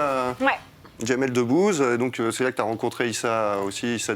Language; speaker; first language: French; native; French